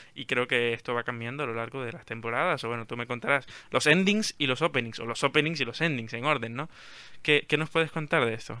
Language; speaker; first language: Spanish; native; Spanish